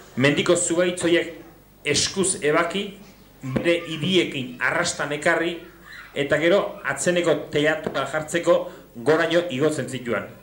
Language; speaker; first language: Basque; native; Basque